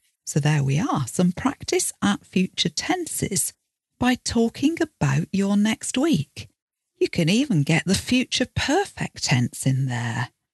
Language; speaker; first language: English; native; English